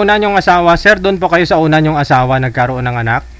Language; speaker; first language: Filipino; native; Filipino